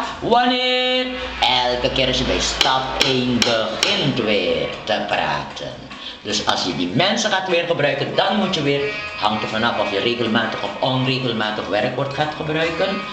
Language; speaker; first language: Dutch; non-native, local second language; Papiamento